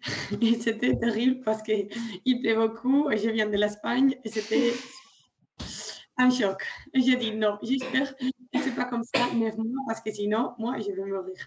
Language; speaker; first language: French; non-native, learner; Spanish